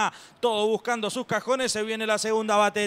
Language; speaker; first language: Spanish; native; Spanish